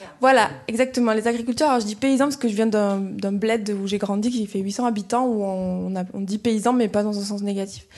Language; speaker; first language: French; non-native, fluent; Bini